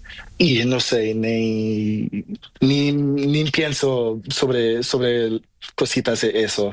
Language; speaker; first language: Spanish; non-native, learner; Portuguese